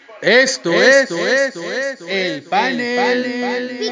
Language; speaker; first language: Spanish; non-native, learner; English